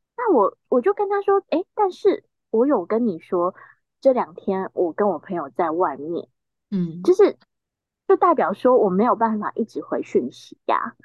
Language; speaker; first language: Chinese; native; Chinese